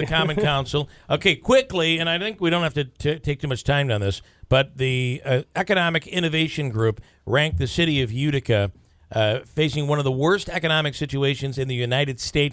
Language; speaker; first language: English; native; English